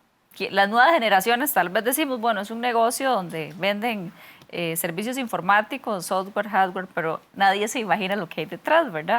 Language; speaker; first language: Spanish; native; Spanish